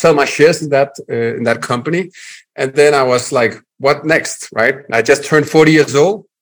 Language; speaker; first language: English; non-native, fluent; Danish